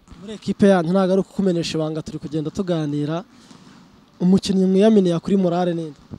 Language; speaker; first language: Kinyarwanda; native; Kinyarwanda